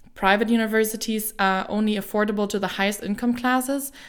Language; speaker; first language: English; non-native, fluent; German